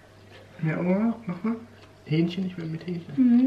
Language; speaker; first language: German; native; German